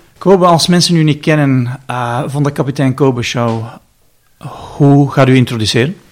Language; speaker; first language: Dutch; native; Dutch